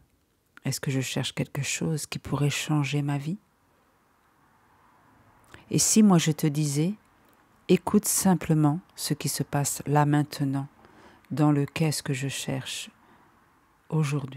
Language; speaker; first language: French; native; French